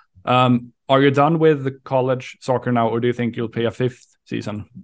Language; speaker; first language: English; non-native, fluent; Swedish